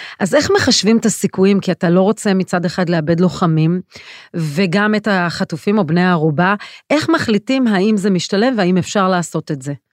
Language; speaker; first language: Hebrew; native; Hebrew